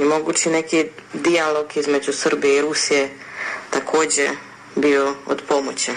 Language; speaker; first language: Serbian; non-native, fluent; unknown